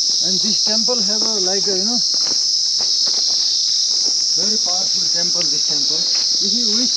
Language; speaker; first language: English; non-native, learner; Nepali